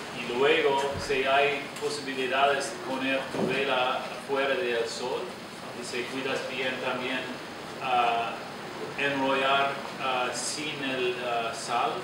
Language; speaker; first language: Spanish; non-native, learner; English